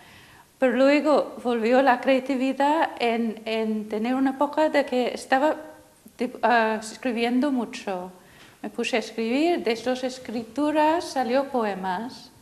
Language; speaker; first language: Spanish; non-native, fluent; English